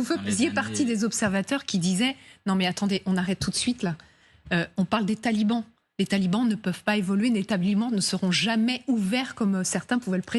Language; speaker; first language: French; native; French